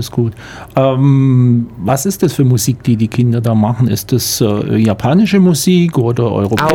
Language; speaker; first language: German; native; German